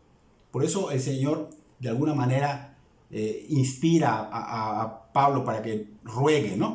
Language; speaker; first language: Spanish; native; Spanish